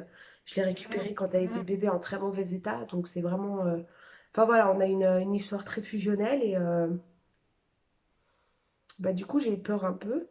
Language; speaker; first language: French; native; French